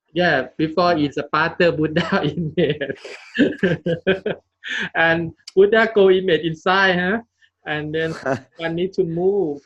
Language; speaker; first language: English; non-native, learner; Thai